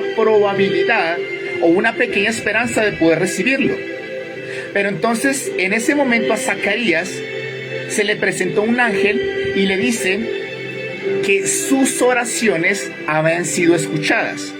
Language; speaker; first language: Spanish; native; Spanish